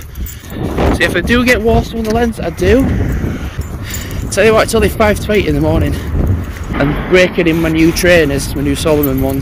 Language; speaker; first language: English; native; English